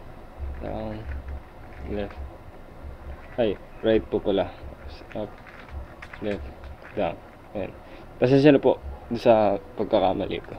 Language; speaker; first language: Filipino; native; Filipino